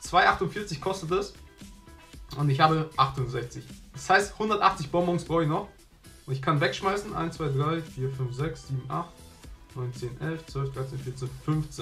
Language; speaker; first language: German; native; German